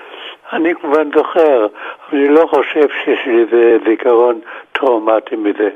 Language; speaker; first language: Hebrew; non-native, fluent; German